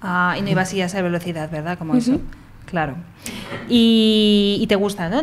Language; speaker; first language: Spanish; native; Spanish